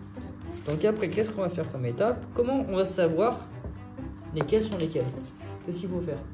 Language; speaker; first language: French; native; French